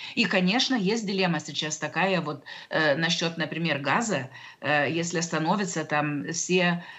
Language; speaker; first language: Russian; non-native, local second language; Lithuanian